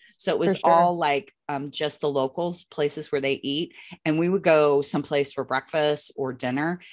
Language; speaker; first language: English; native; English